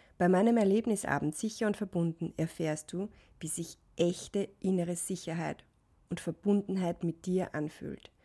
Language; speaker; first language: German; native; German